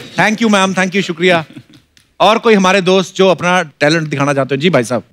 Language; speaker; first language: Hindi; non-native, local second language; Punjabi